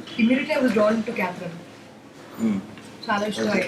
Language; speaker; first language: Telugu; non-native, learner; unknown